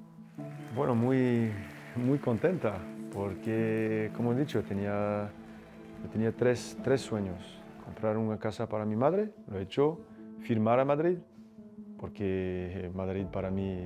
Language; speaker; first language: Spanish; non-native, fluent; French